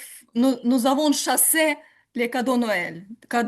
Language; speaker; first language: French; non-native, learner; Ukrainian